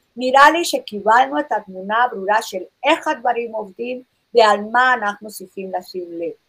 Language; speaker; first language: Hebrew; non-native, fluent; English